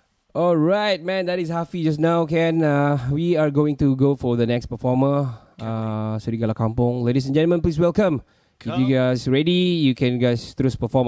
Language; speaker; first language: English; non-native, local second language; Malay